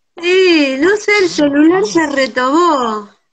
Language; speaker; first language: Spanish; native; Spanish